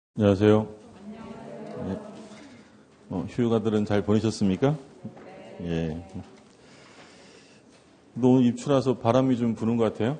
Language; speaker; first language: Korean; native; Korean